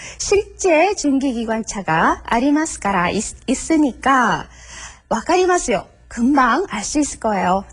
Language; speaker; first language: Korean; native; Korean